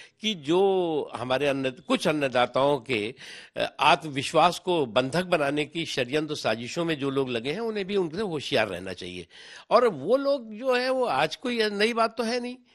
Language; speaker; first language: Hindi; native; Hindi